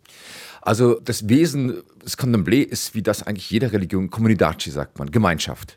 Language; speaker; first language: German; native; German